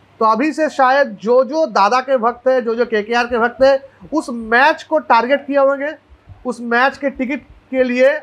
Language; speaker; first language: Hindi; non-native, local second language; Bangla